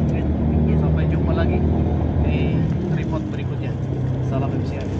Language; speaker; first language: Indonesian; native; Indonesian